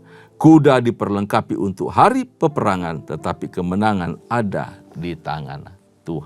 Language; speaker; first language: Indonesian; native; Indonesian